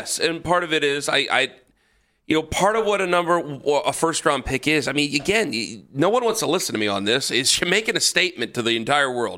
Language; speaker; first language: English; native; English